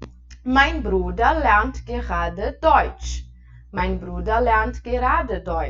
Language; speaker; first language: German; non-native, fluent; Portuguese